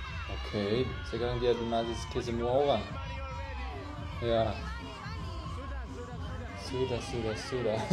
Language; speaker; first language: Indonesian; non-native, learner; German